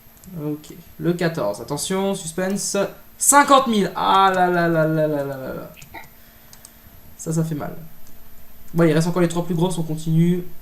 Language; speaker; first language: French; native; French